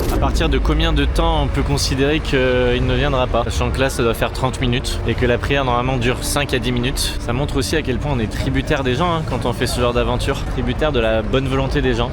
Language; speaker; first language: French; native; French